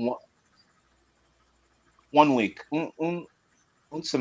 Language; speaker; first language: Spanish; non-native, learner; English